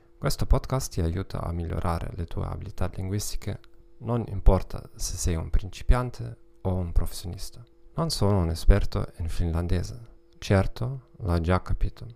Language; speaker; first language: Italian; non-native, learner; German